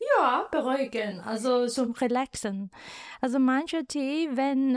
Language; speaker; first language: German; non-native, fluent; Chinese